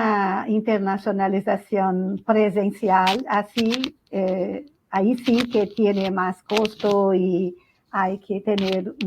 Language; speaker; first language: Spanish; non-native, fluent; Portuguese